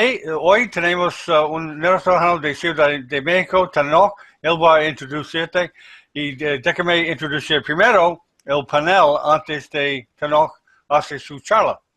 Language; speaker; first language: Spanish; non-native, learner; English